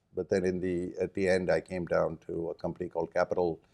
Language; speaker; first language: English; early bilingual, other home language; Japanese